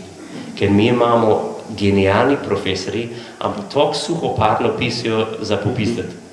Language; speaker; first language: Slovenian; non-native, learner; English